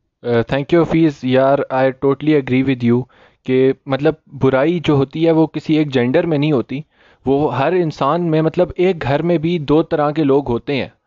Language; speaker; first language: Urdu; native; Urdu